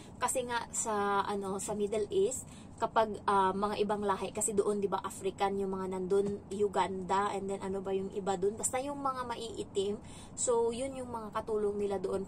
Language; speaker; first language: Filipino; native; Filipino